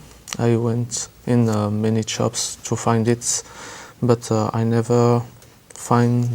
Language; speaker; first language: English; non-native, learner; French